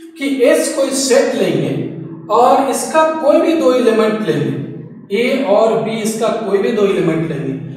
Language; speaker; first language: Hindi; native; Hindi